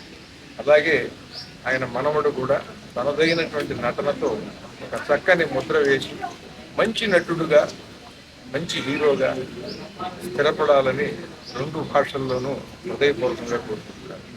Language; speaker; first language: Telugu; native; Telugu